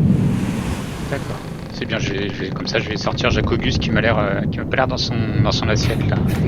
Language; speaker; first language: French; native; French